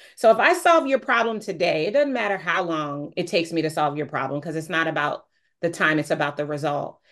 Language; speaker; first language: English; native; English